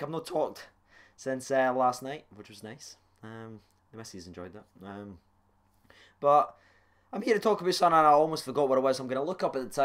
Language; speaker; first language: English; native; English